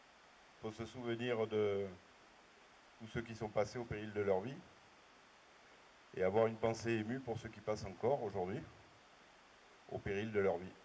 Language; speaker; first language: French; native; French